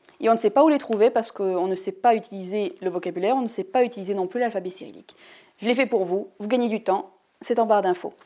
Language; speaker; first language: French; native; French